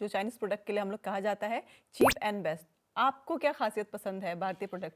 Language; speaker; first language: Hindi; native; Hindi